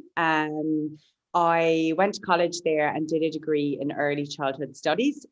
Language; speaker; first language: English; native; English